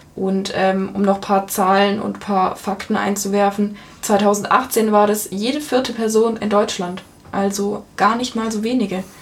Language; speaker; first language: German; native; German